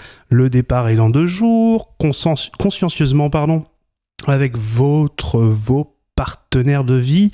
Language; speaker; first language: French; native; French